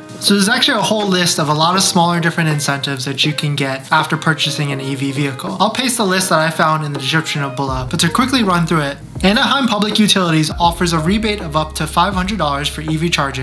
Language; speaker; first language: English; native; English